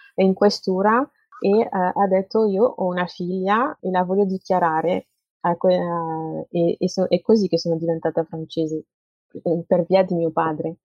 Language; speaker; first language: Italian; non-native, fluent; French